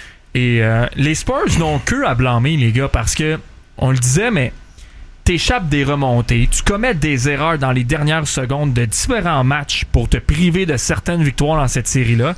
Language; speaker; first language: French; native; French